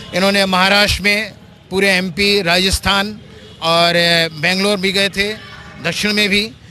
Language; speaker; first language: Hindi; native; Hindi